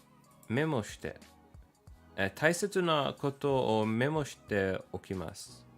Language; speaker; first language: Japanese; non-native, learner; English